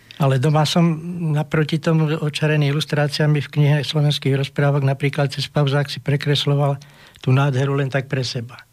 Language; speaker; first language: Slovak; native; Slovak